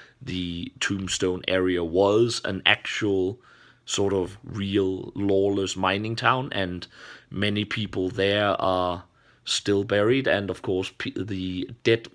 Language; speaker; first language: English; non-native, fluent; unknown